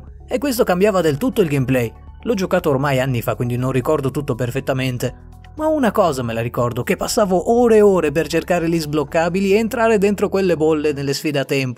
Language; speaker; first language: Italian; native; Italian